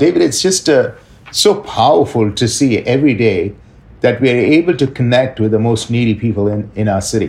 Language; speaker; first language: English; non-native, local second language; Tamil